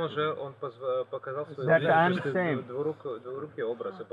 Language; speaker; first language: Russian; native; Russian